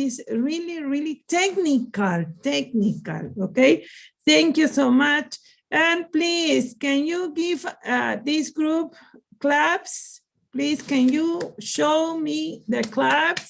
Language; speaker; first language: English; non-native, learner; Spanish